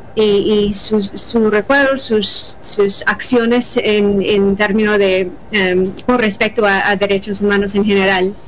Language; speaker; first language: Spanish; non-native, fluent; English